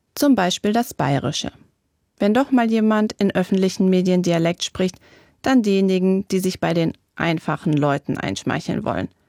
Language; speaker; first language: German; native; German